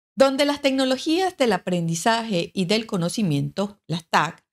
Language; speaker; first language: Spanish; native; Spanish